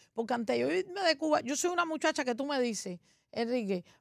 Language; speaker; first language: Spanish; native; Spanish